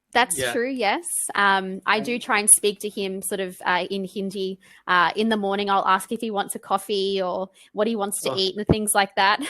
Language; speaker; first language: English; native; English